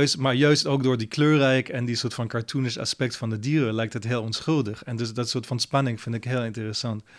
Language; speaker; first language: Dutch; non-native, fluent; French